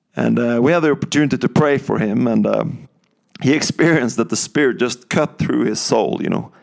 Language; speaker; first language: English; non-native, fluent; Norwegian